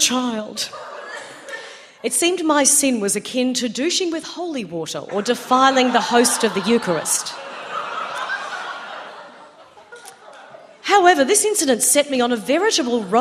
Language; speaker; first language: English; native; English